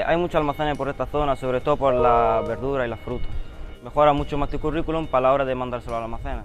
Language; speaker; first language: Spanish; native; Spanish